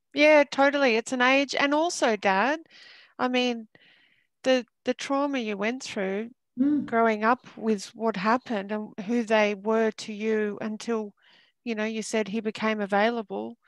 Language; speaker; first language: English; native; English